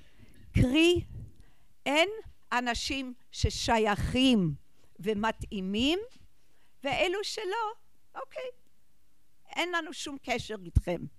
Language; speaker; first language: Hebrew; non-native, fluent; English